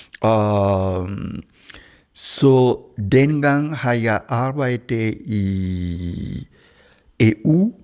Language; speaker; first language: Danish; non-native, fluent; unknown